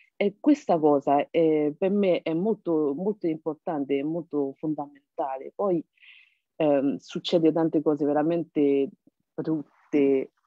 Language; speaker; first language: Italian; non-native, fluent; Burmese